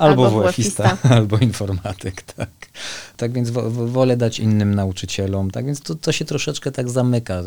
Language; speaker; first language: Polish; native; Polish